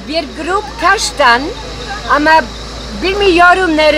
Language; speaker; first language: Turkish; non-native, learner; German